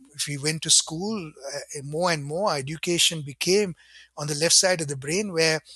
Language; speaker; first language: English; non-native, local second language; Sinhala